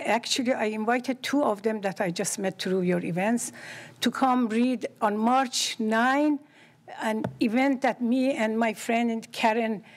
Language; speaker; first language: English; non-native, fluent; Persian